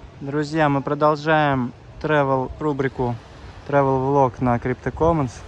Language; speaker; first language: Russian; native; Russian